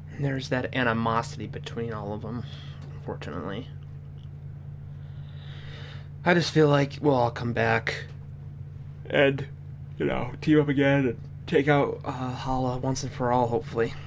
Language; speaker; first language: English; native; English